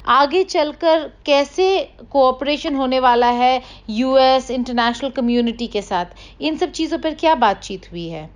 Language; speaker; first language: Urdu; native; Urdu